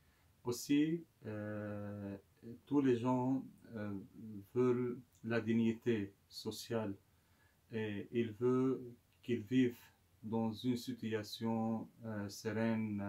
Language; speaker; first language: French; non-native, local second language; Arabic